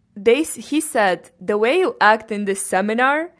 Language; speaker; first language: English; non-native, fluent; Romanian